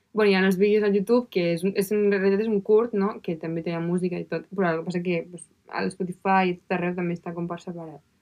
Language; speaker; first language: Catalan; native; Catalan